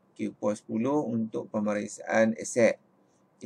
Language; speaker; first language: Malay; native; Malay